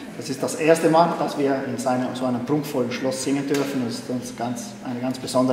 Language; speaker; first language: German; native; German